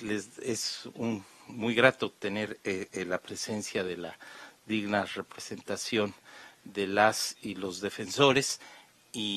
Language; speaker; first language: Spanish; native; Spanish